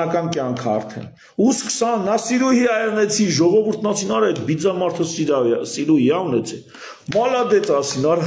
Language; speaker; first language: Armenian; native; Armenian